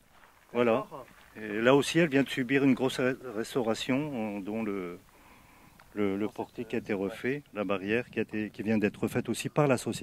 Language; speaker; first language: French; native; French